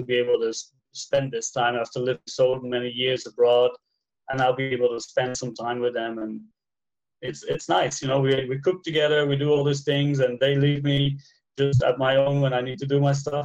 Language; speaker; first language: English; non-native, fluent; Dutch